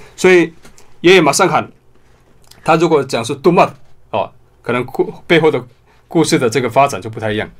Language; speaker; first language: Chinese; non-native, local second language; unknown